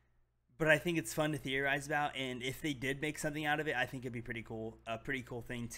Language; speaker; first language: English; native; English